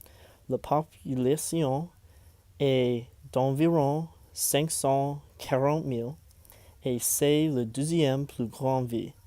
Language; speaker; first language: French; non-native, learner; English